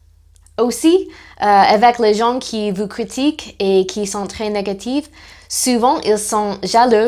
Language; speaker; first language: French; non-native, fluent; English